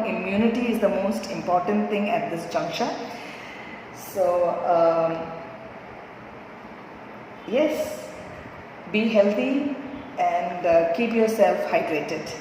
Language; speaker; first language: English; non-native, local second language; Tamil